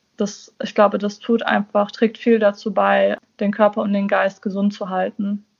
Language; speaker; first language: German; early bilingual, other home language; Persian